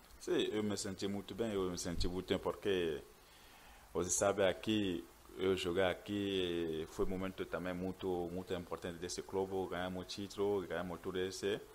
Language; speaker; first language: Portuguese; non-native, learner; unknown